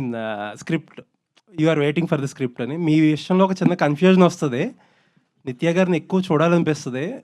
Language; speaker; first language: Telugu; native; Telugu